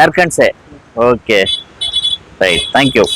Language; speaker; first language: Hindi; non-native, local second language; Kannada